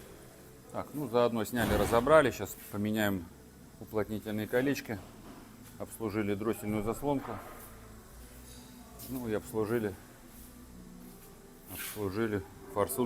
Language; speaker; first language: Russian; native; Russian